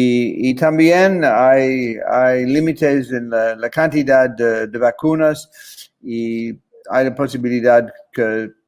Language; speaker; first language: Spanish; non-native, fluent; English